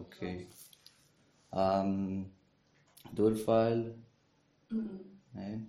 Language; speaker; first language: German; non-native, learner; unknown